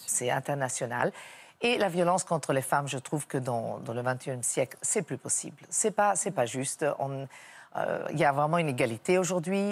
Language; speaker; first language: French; non-native, fluent; Italian